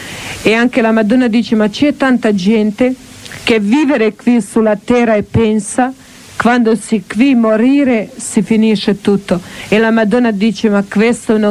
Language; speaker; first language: Italian; non-native, learner; Croatian